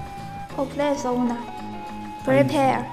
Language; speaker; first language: Italian; non-native, learner; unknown